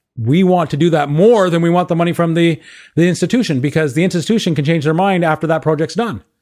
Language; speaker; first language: English; native; English